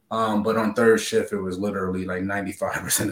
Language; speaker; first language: English; native; English